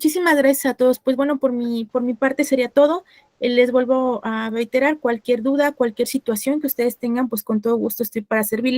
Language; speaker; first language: Spanish; native; Spanish